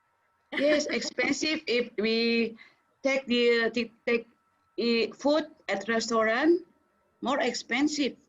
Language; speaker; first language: English; non-native, learner; Indonesian